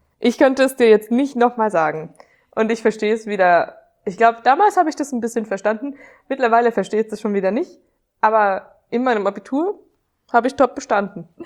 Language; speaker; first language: German; non-native, fluent; Hungarian